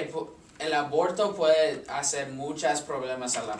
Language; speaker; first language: Spanish; non-native, learner; English